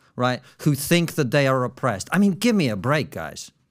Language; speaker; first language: English; non-native, fluent; Russian